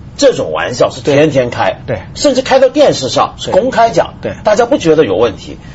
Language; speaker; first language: Chinese; non-native, local second language; Cantonese